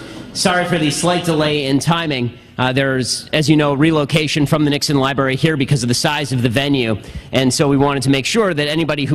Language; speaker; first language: English; native; English